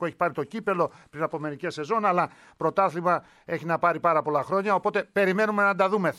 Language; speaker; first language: Greek; native; Greek